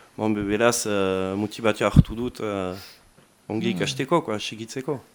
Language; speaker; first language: Basque; non-native, local second language; French